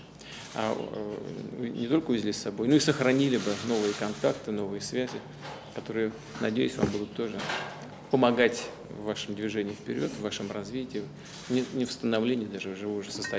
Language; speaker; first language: Russian; native; Russian